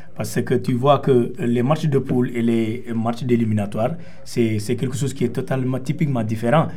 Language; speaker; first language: French; non-native, local second language; Wolof